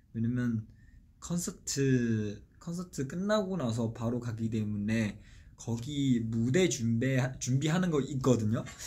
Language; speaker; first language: Korean; non-native, fluent; Chinese